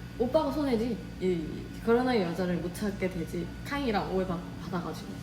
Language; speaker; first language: Korean; non-native, fluent; Burmese